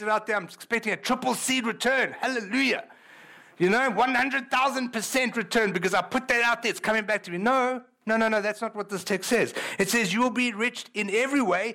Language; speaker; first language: English; native; English